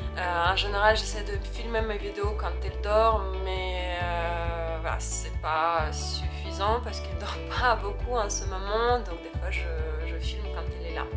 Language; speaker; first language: French; non-native, fluent; Ukrainian